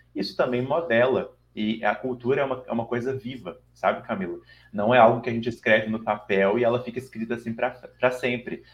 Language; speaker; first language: Portuguese; native; Portuguese